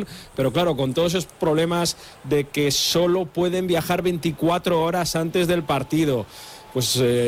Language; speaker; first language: Spanish; native; Spanish